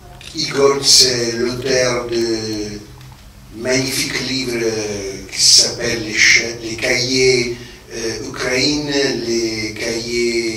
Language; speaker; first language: French; non-native, fluent; Italian